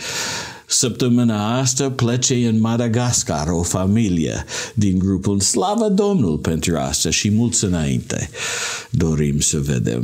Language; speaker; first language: Romanian; non-native, learner; English